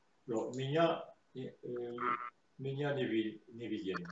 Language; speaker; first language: Russian; non-native, learner; French